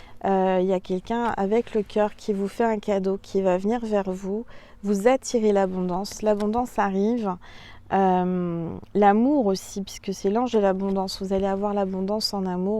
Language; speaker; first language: French; native; French